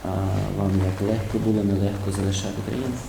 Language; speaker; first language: Ukrainian; early bilingual, heritage; Ukrainian